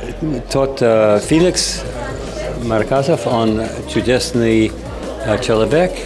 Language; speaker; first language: Russian; non-native, learner; English